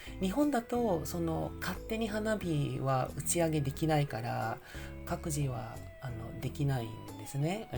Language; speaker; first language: Japanese; non-native, fluent; Indonesian